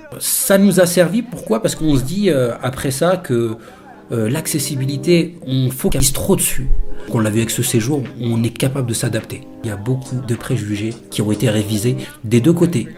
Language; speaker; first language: French; native; French